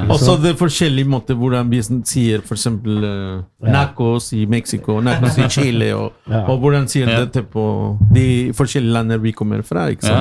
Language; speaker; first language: Norwegian; non-native, learner; Spanish